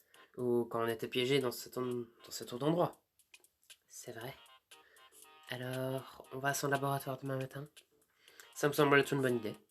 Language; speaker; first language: French; native; French